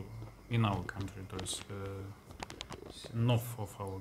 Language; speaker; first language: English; non-native, learner; Russian